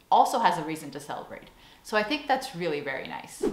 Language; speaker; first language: English; native; English